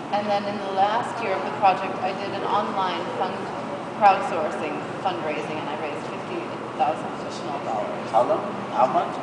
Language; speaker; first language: English; native; English